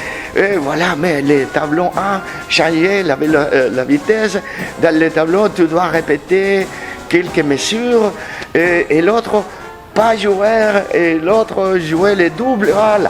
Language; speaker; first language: French; non-native, learner; Spanish